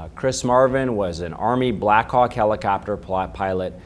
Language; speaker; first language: English; native; English